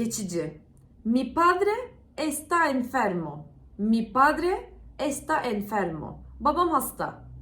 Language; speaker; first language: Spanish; non-native, fluent; Turkish